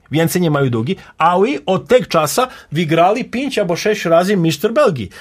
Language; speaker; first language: Polish; non-native, learner; Serbian